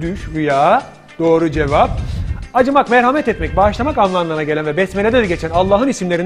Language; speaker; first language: Turkish; native; Turkish